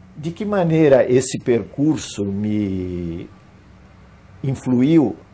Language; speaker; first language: Portuguese; native; Portuguese